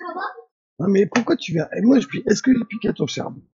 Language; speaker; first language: French; native; French